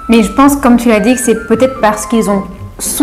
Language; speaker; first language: French; native; French